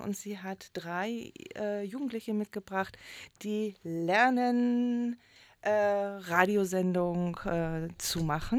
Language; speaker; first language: German; native; German